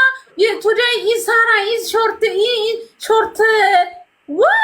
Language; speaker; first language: English; non-native, learner; Amharic